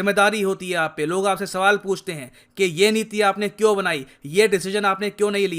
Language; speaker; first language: Hindi; native; Hindi